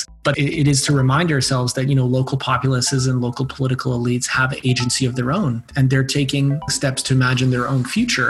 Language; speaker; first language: English; non-native, fluent; Bosnian